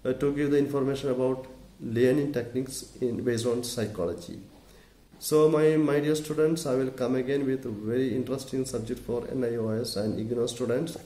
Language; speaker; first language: English; non-native, local second language; Malayalam